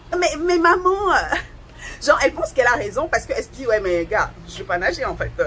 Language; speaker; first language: French; non-native, local second language; Lingala